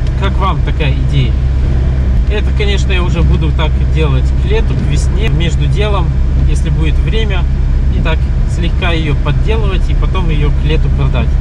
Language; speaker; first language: Russian; early bilingual, heritage; Russian